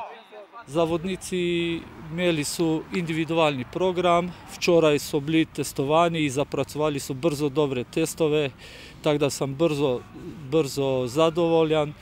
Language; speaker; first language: Polish; non-native, learner; Slovenian